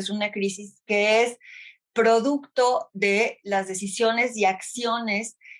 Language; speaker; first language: Spanish; native; Spanish